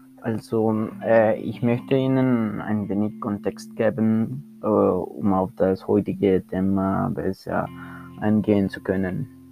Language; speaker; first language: German; non-native, learner; Spanish